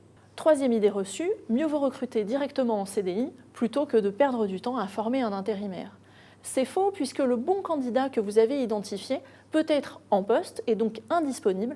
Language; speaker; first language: French; native; French